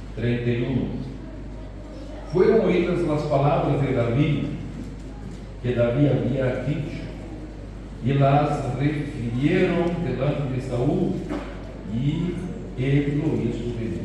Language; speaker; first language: Spanish; non-native, fluent; Portuguese